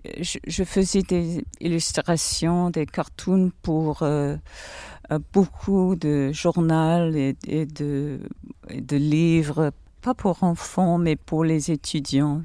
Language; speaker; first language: French; non-native, fluent; English